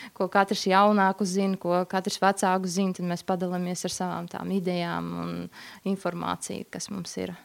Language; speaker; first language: Latvian; native; Latvian